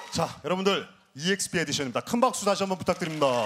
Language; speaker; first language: Korean; native; Korean